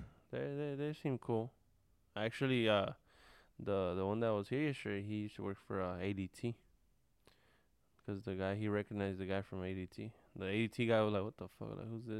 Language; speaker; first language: English; early bilingual, other home language; Spanish